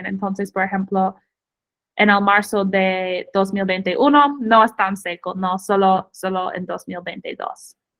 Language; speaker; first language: Spanish; non-native, fluent; English